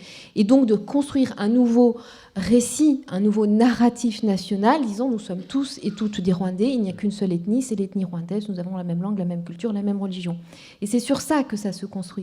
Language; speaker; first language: French; non-native, local second language; Kinyarwanda